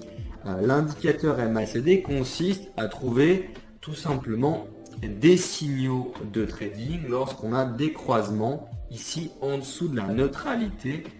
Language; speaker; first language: French; native; French